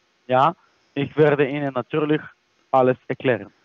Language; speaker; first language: German; non-native, fluent; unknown